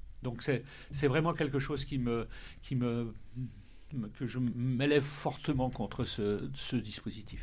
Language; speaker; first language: French; native; French